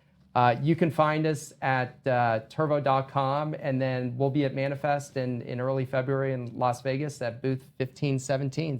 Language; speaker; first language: English; native; English